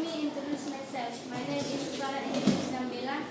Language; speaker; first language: English; non-native, learner; Indonesian